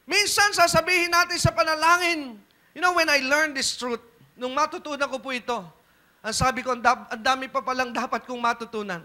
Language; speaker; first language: Filipino; native; Filipino